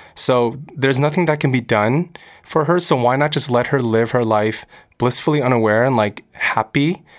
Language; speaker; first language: English; native; English